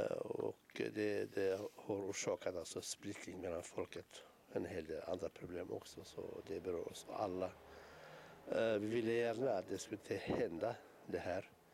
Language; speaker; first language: Swedish; non-native, fluent; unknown